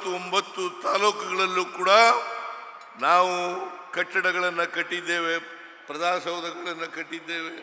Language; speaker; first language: Kannada; native; Kannada